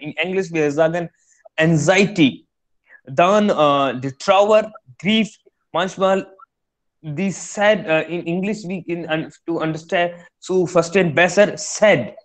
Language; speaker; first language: German; non-native, learner; Hindi